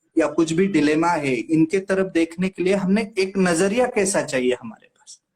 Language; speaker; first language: Hindi; non-native, local second language; Marathi